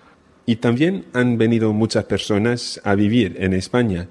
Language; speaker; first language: Spanish; non-native, fluent; English